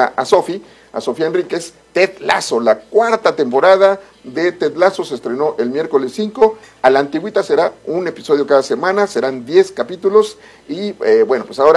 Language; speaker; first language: Spanish; native; Spanish